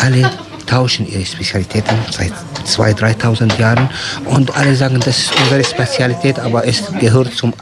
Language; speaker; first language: German; non-native, learner; Arabic